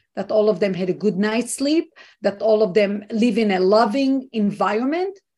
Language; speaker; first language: English; non-native, fluent; Hebrew